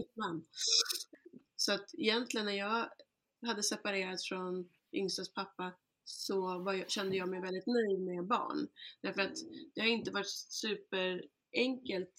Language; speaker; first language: Swedish; early bilingual, other home language; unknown